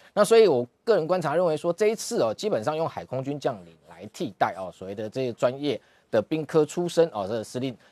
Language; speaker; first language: Chinese; native; Chinese